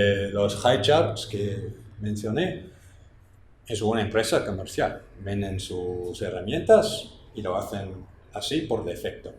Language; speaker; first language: Spanish; non-native, fluent; English